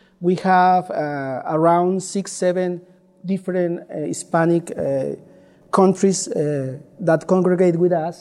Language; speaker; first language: English; non-native, learner; Spanish